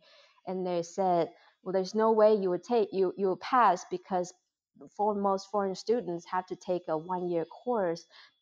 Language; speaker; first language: English; non-native, fluent; Chinese